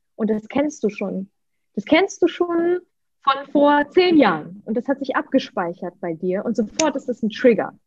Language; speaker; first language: German; early bilingual, other home language; Russian